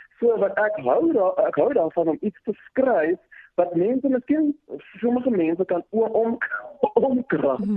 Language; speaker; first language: Afrikaans; early bilingual, other home language; Zulu